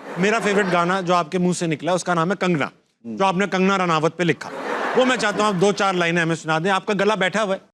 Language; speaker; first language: Urdu; native; Urdu